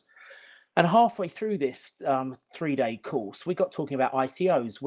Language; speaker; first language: English; native; English